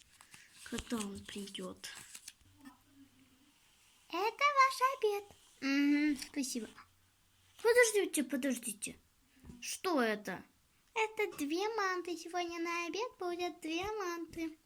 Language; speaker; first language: Russian; non-native, local second language; Kazakh